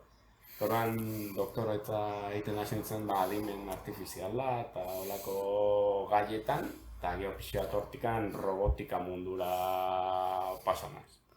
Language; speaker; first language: Basque; native; Basque